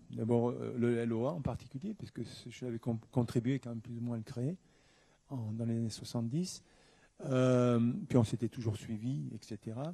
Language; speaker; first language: French; native; French